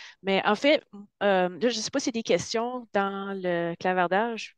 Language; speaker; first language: French; native; French